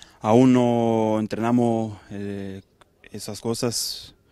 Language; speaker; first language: Spanish; early bilingual, heritage; Spanish